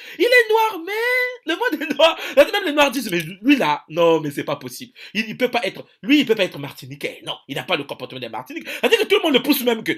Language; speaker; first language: French; non-native, local second language; Kongo